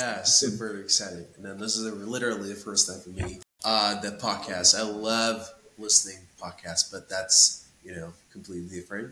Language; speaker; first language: English; non-native, fluent; Japanese